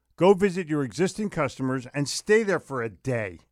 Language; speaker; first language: English; native; English